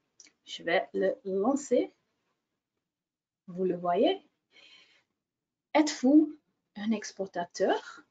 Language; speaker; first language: French; non-native, fluent; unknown